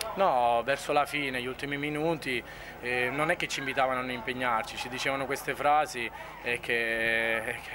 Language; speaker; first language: Italian; native; Italian